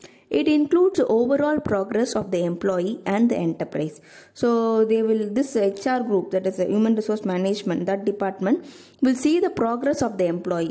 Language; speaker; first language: English; non-native, local second language; Tamil